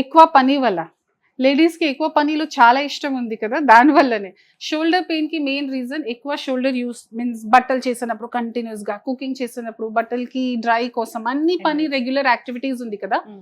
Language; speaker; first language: Telugu; non-native, fluent; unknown